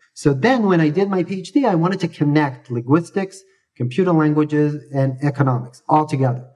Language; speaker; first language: English; native; English